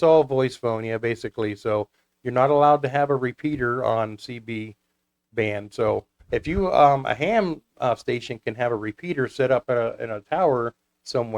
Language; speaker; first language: English; native; English